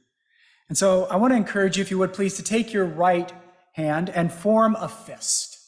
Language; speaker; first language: English; native; English